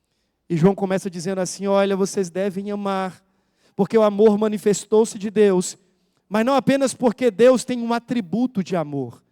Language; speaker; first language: Portuguese; native; Portuguese